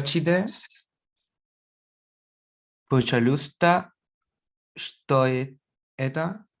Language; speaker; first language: Russian; non-native, learner; Spanish